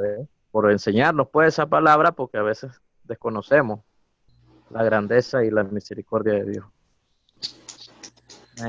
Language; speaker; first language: Spanish; native; Spanish